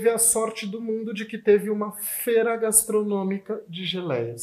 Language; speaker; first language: Portuguese; native; Portuguese